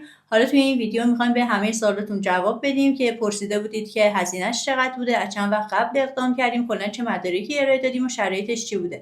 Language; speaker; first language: Persian; native; Persian